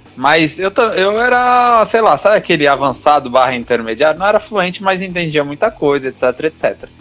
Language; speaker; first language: Portuguese; native; Portuguese